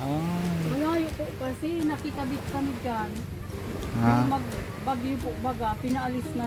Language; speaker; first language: Filipino; non-native, local second language; Bikol